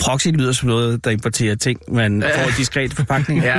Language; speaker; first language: Danish; native; Danish